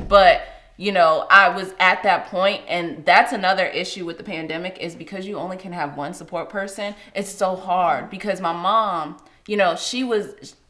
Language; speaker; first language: English; native; English